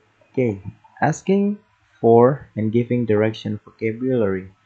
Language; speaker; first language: English; non-native, fluent; Indonesian